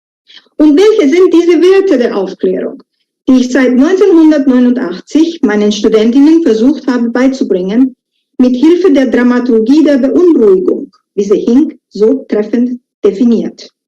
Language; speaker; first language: German; non-native, fluent; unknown